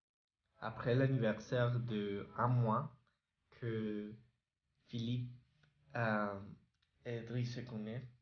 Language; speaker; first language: French; non-native, learner; Spanish